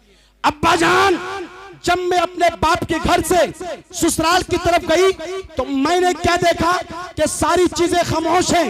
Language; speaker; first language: Hindi; native; Hindi